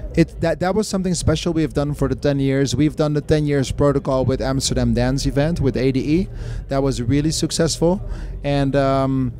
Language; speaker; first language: English; non-native, fluent; Dutch